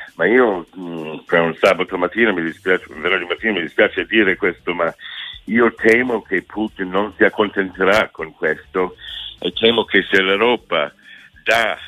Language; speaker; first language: Italian; non-native, fluent; English